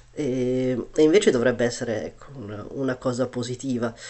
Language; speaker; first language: Italian; early bilingual, other home language; Chinese